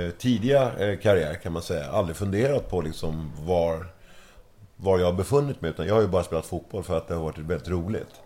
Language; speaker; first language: Swedish; early bilingual, other home language; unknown